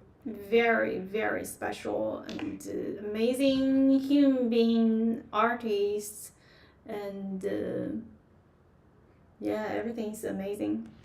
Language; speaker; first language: English; non-native, fluent; Chinese